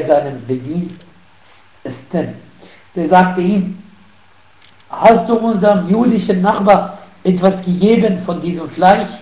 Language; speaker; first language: German; non-native, fluent; Arabic